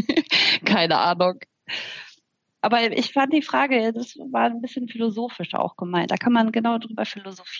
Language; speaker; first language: German; native; German